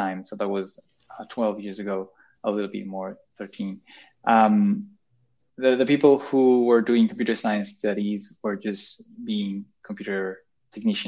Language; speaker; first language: English; non-native, fluent; Spanish